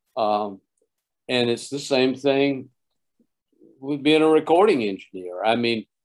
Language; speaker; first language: English; native; English